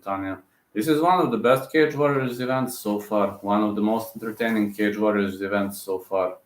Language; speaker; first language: English; non-native, fluent; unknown